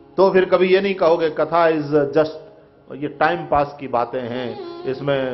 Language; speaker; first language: Hindi; non-native, local second language; Gujarati